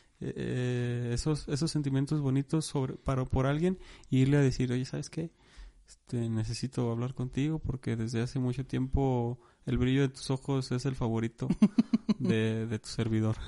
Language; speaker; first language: Spanish; native; Spanish